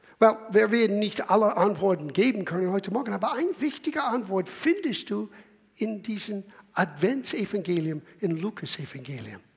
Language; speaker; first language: German; non-native, fluent; English